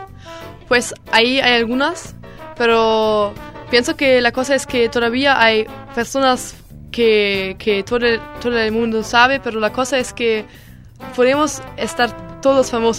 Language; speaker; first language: Spanish; non-native, learner; German